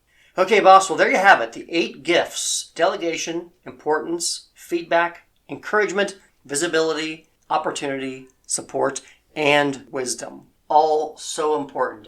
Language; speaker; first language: English; native; English